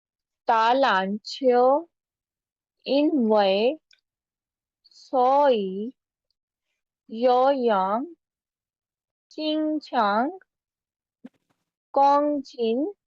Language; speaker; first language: Chinese; non-native, learner; Urdu